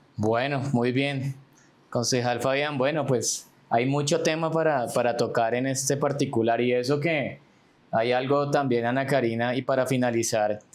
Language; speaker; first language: Spanish; native; Spanish